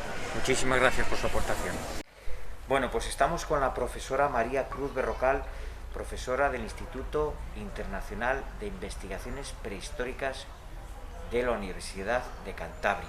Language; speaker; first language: Spanish; native; Spanish